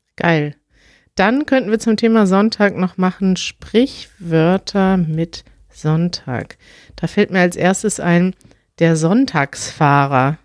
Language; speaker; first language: German; native; German